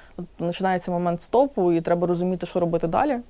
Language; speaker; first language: Ukrainian; native; Ukrainian